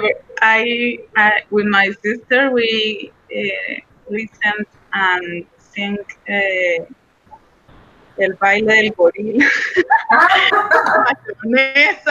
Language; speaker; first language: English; non-native, learner; Spanish